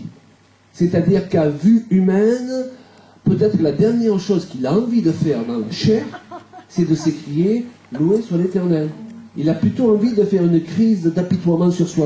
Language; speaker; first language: French; native; French